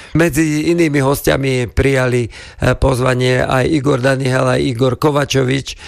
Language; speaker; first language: Slovak; native; Slovak